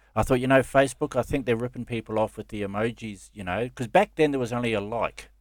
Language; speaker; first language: English; native; English